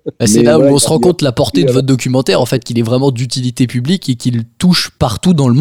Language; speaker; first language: French; native; French